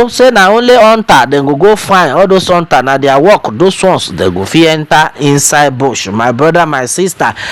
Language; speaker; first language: Nigerian Pidgin; non-native, local second language; Yoruba